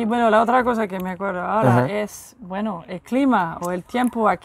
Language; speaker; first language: Spanish; non-native, fluent; French